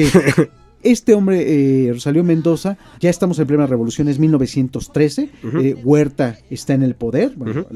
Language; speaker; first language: Spanish; native; Spanish